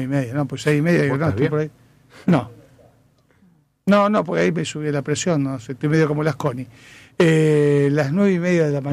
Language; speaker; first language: Spanish; native; Spanish